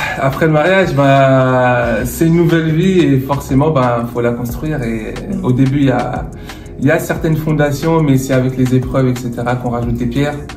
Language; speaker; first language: French; native; French